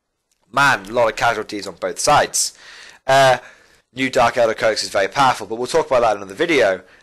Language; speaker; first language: English; native; English